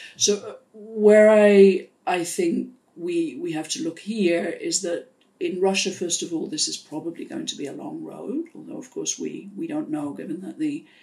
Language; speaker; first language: English; native; English